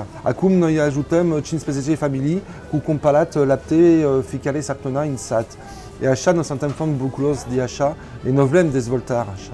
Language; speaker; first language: Romanian; non-native, learner; French